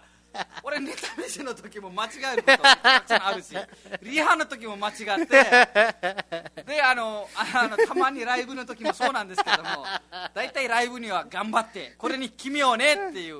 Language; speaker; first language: Japanese; non-native, fluent; Nepali